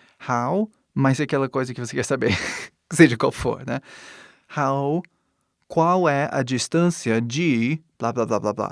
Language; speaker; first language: Portuguese; non-native, fluent; English